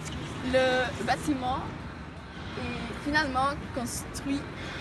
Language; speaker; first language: French; non-native, learner; Dutch